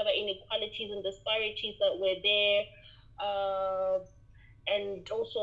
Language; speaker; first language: English; non-native, local second language; Northern Sotho